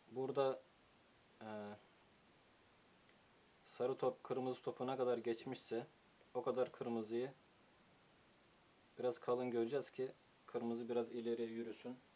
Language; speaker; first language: Turkish; native; Turkish